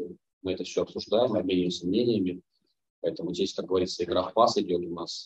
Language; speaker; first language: Russian; native; Russian